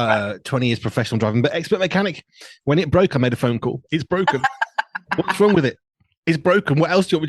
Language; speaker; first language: English; native; English